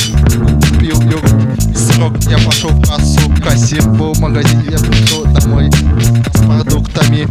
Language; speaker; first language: Russian; non-native, learner; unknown